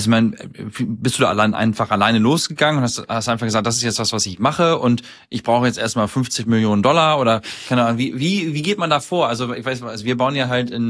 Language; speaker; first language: German; native; German